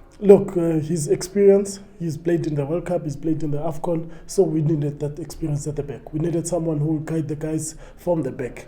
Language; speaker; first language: English; non-native, local second language; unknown